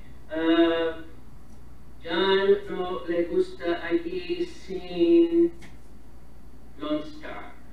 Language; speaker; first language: Spanish; non-native, fluent; English